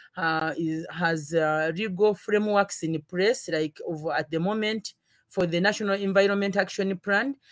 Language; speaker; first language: English; non-native, local second language; Ganda